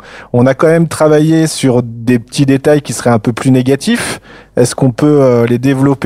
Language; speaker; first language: French; native; French